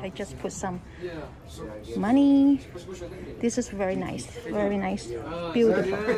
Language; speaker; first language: English; non-native, learner; Cantonese